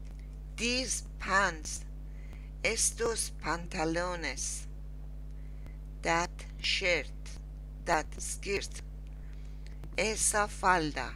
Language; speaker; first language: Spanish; non-native, learner; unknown